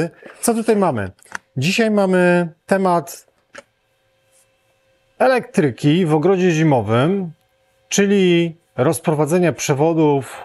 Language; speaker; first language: Polish; native; Polish